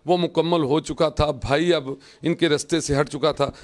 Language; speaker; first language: Urdu; non-native, local second language; Punjabi